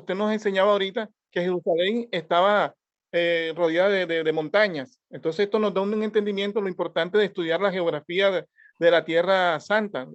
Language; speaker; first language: Spanish; native; Spanish